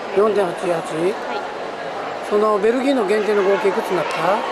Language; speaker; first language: Japanese; native; Japanese